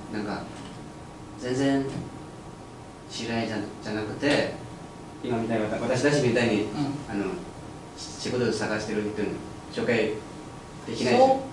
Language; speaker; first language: Japanese; non-native, learner; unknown